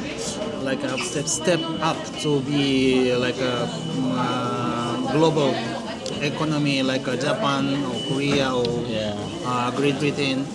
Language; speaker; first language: English; non-native, learner; Russian